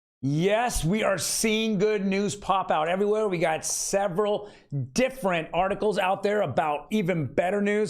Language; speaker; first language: English; native; English